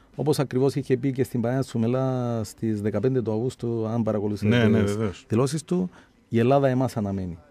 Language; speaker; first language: Greek; native; Greek